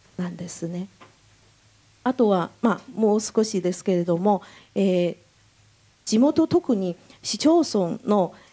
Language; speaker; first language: Japanese; non-native, fluent; Chinese